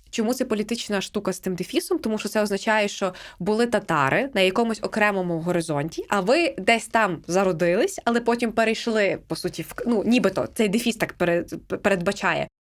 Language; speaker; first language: Ukrainian; native; Ukrainian